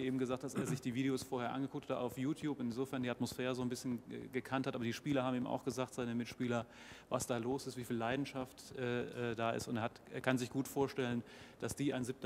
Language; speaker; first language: German; native; German